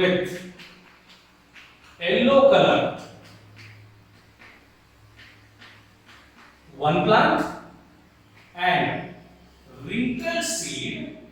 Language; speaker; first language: English; non-native, local second language; Hindi